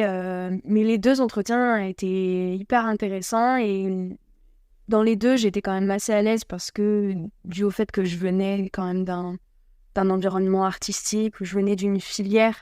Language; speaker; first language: French; native; French